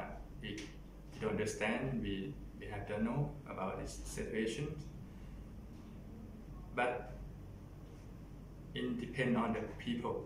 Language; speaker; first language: English; non-native, learner; Thai